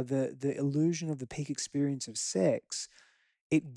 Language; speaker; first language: English; early bilingual, other home language; Greek